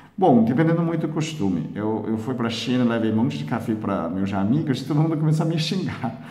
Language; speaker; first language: Portuguese; non-native, fluent; Chinese